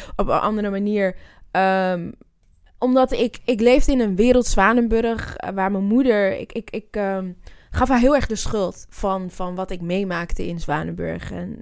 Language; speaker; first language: Dutch; native; Dutch